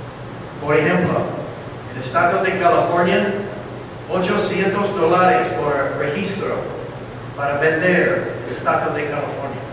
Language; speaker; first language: Spanish; non-native, learner; English